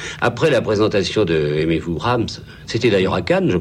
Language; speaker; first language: French; native; French